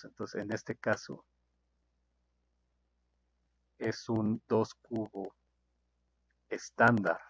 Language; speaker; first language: Spanish; native; Spanish